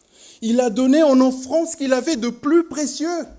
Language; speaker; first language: French; native; French